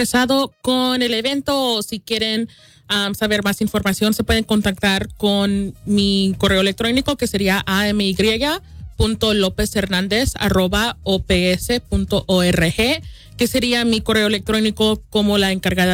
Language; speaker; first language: Spanish; early bilingual, heritage; Spanish